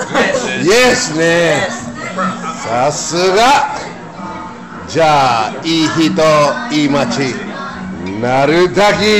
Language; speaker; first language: Japanese; non-native, fluent; English